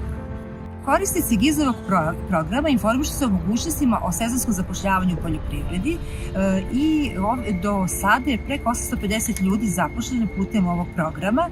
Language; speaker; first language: Serbian; native; Serbian